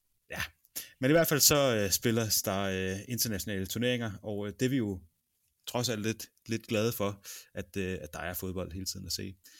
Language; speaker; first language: Danish; native; Danish